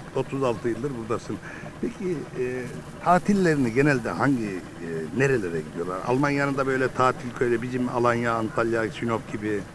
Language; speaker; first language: Turkish; native; Turkish